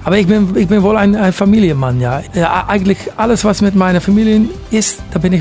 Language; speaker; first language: German; non-native, learner; Dutch